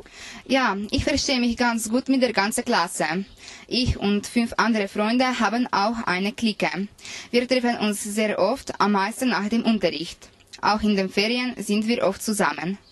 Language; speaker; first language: German; non-native, learner; Slovenian